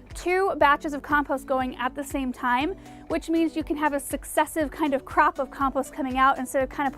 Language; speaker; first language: English; native; English